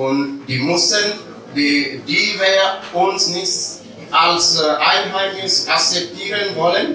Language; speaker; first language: German; non-native, learner; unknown